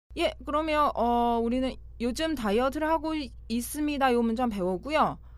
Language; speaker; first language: Korean; non-native, fluent; Chinese